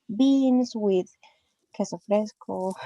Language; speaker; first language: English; non-native, learner; Spanish